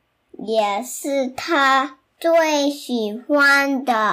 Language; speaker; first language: Chinese; early bilingual, heritage; Chinese